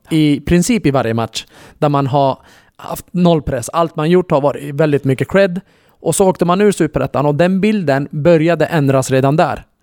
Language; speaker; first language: Swedish; early bilingual, other home language; Kurdish